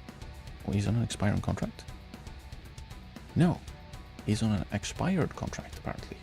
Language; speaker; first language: English; native; English